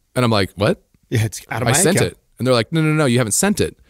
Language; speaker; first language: English; native; English